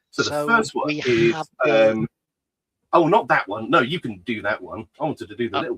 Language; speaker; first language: English; native; English